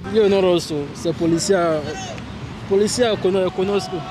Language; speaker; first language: Italian; non-native, learner; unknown